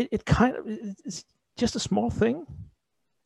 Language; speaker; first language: English; non-native, fluent; Danish